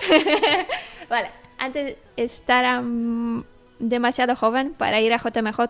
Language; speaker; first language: Spanish; non-native, learner; Polish